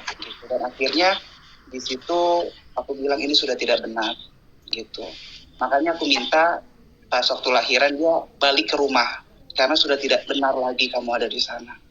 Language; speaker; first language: Indonesian; native; Indonesian